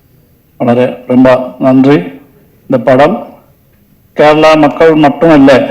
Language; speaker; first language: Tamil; non-native, learner; Malayalam